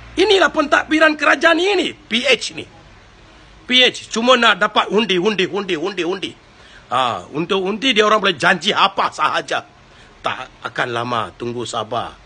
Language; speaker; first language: Malay; non-native, local second language; Tamil